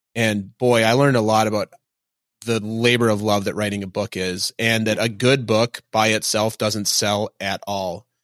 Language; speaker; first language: English; native; English